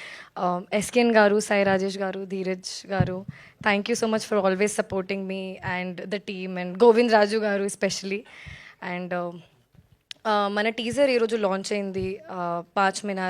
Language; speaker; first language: Telugu; non-native, learner; Hindi